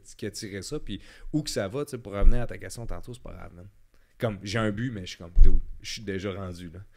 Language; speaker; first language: French; native; French